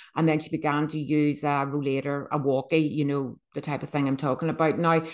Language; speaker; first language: English; native; English